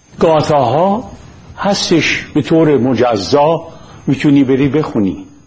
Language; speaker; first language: Persian; native; Persian